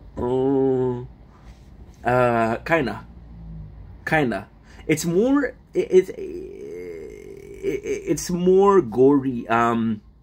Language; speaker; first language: English; non-native, fluent; French